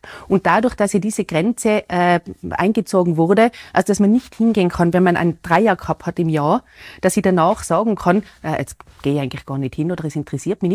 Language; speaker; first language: German; native; German